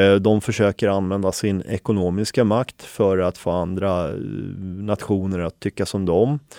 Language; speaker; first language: Swedish; early bilingual, other home language; Finnish